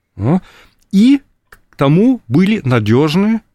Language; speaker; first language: Russian; non-native, fluent; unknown